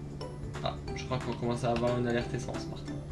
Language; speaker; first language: French; native; French